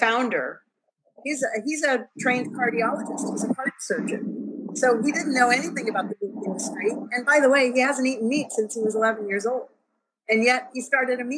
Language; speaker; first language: English; native; English